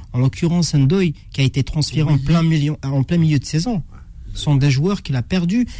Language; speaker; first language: French; non-native, local second language; Arabic